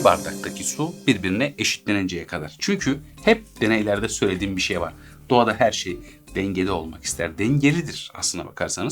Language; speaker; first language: Turkish; native; Turkish